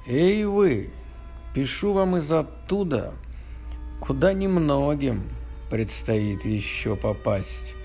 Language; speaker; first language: Russian; native; Russian